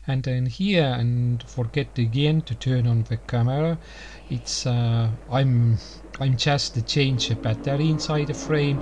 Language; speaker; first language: English; non-native, learner; Estonian